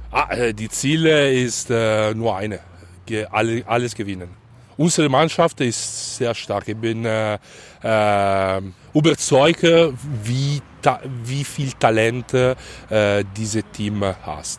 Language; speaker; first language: German; non-native, learner; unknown